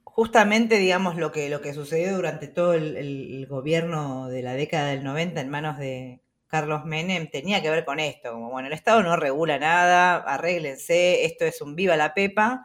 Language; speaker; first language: Spanish; native; Spanish